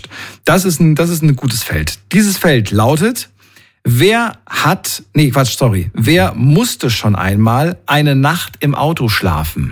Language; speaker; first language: German; native; German